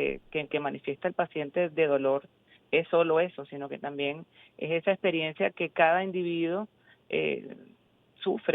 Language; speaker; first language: Spanish; native; Spanish